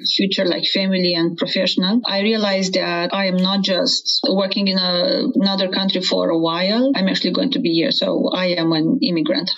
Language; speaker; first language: English; non-native, fluent; Romanian